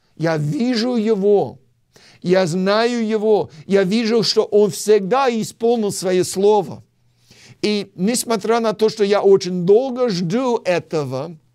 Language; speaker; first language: Russian; non-native, fluent; English